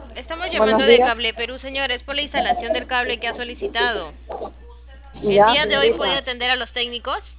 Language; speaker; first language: Spanish; native; Spanish